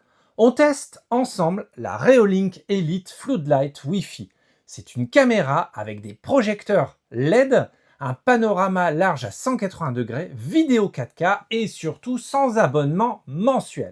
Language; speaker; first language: French; native; French